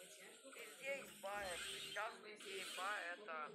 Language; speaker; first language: Russian; native; Russian